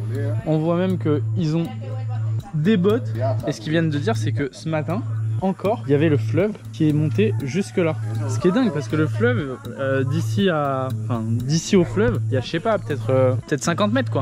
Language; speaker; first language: French; native; French